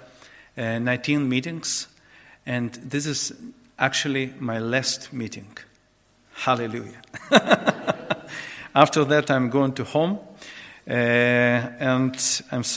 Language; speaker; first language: English; non-native, learner; Ukrainian